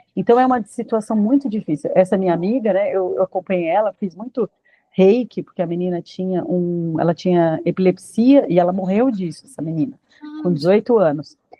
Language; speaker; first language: Portuguese; native; Portuguese